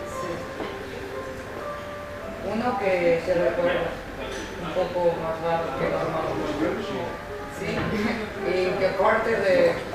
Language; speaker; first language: Spanish; non-native, learner; Portuguese